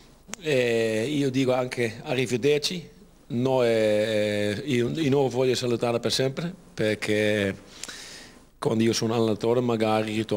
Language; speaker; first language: Italian; non-native, learner; Dutch